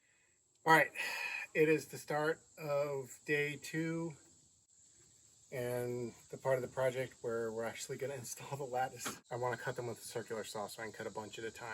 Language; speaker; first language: English; native; English